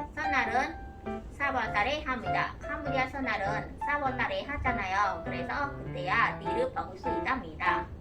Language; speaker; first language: Korean; non-native, learner; Khmer